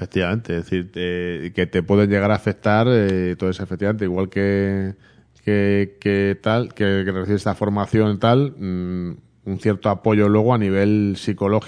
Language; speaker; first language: Spanish; native; Spanish